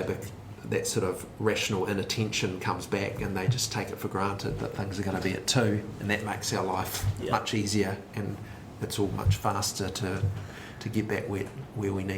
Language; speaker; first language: English; native; English